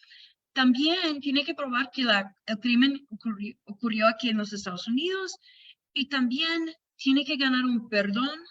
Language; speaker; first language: Spanish; non-native, fluent; English